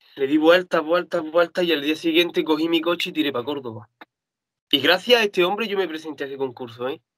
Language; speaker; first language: Spanish; native; Spanish